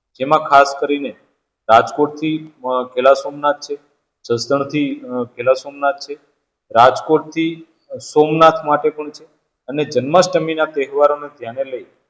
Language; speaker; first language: Gujarati; native; Gujarati